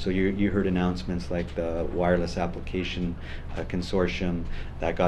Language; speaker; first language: English; native; English